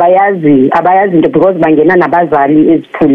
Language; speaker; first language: English; non-native, local second language; Xhosa